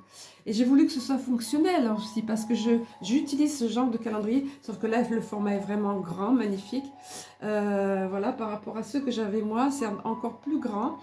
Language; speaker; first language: French; native; French